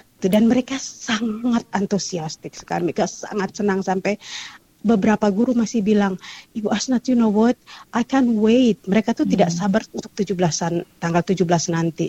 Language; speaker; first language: Indonesian; native; Indonesian